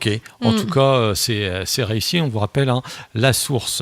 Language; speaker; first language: French; native; French